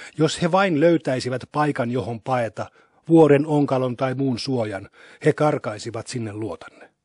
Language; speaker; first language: Finnish; native; Finnish